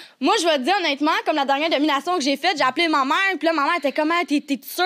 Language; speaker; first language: French; native; French